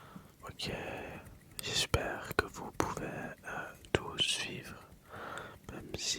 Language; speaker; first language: French; early bilingual, other home language; Dutch